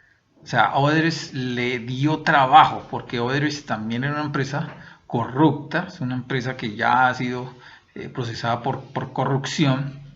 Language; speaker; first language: Spanish; native; Spanish